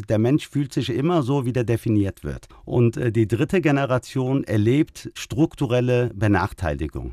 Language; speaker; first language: German; early bilingual, other home language; Turkish